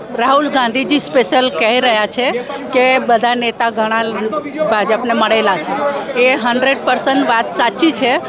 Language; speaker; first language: Gujarati; native; Gujarati